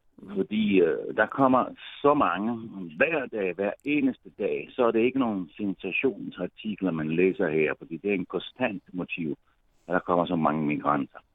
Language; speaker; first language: Danish; non-native, fluent; Italian